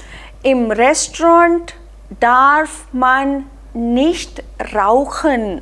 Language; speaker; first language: German; non-native, fluent; Hindi